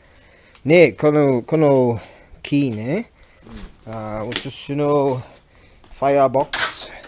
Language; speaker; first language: Japanese; non-native, learner; English